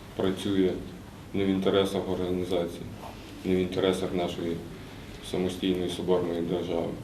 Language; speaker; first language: Ukrainian; native; Ukrainian